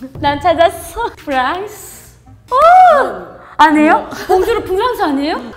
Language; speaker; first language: Korean; native; Korean